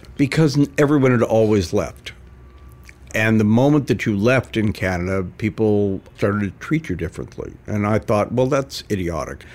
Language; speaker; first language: English; native; English